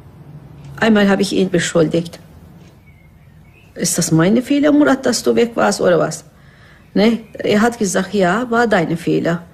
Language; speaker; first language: German; non-native, learner; Turkish